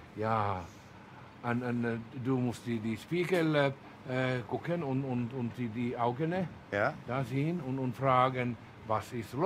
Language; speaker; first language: German; non-native, learner; Finnish